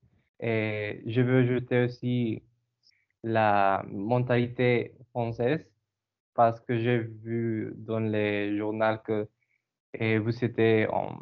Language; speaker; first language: French; non-native, learner; Spanish